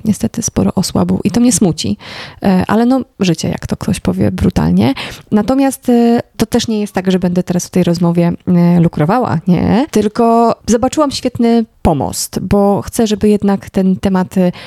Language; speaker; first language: Polish; native; Polish